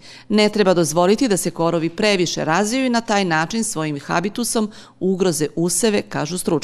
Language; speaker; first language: Serbian; native; Serbian